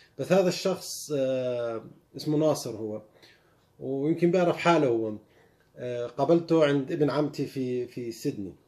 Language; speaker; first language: Arabic; native; Arabic